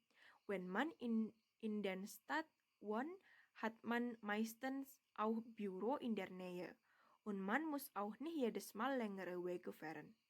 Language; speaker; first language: German; non-native, learner; Indonesian